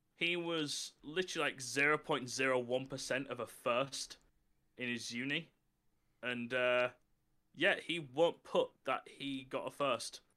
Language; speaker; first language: English; native; English